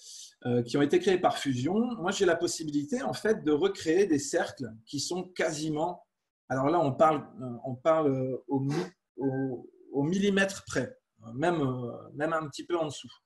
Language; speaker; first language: French; native; French